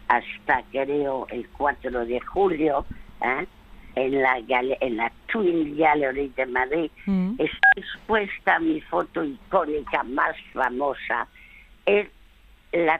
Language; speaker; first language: Spanish; early bilingual, other home language; French